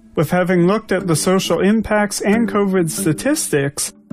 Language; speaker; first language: English; native; English